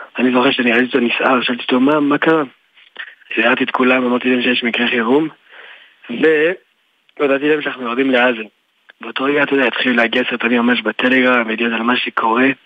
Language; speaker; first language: Hebrew; early bilingual, other home language; French